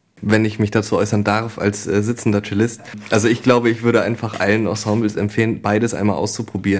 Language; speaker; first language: German; native; German